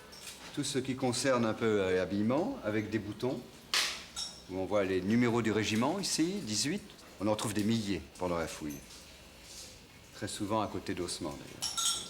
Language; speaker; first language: French; native; French